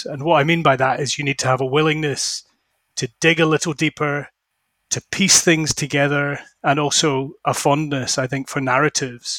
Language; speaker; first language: English; native; English